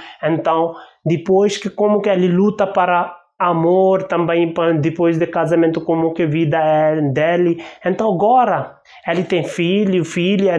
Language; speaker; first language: Portuguese; non-native, learner; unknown